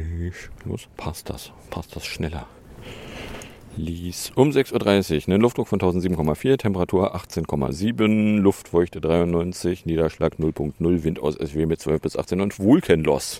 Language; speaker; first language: German; native; German